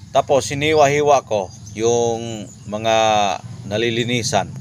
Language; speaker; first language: Filipino; non-native, local second language; Cebuano